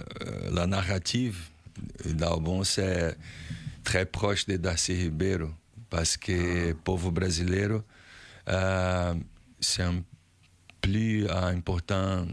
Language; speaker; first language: French; non-native, learner; Portuguese